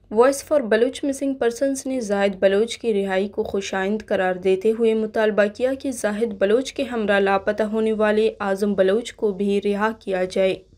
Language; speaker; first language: Urdu; non-native, local second language; Baluchi